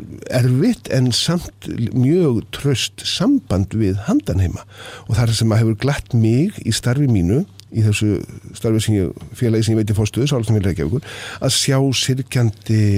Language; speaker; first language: Icelandic; native; Icelandic